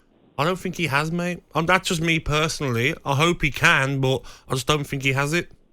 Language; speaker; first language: English; native; English